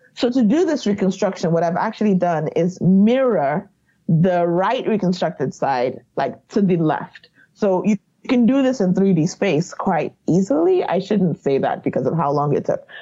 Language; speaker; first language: English; non-native, local second language; Yoruba